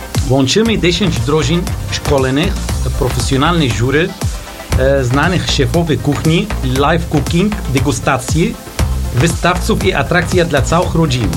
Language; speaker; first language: Polish; non-native, learner; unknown